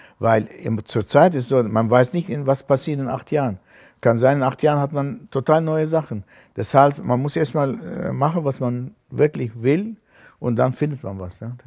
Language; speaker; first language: German; non-native, fluent; Armenian